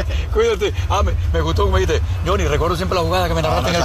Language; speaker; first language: Spanish; native; Spanish